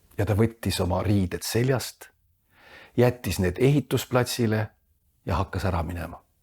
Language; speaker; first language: Estonian; native; Estonian